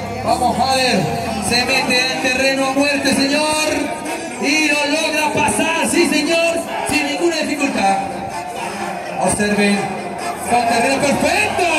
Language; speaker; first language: Spanish; native; Spanish